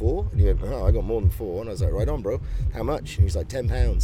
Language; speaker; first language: English; native; English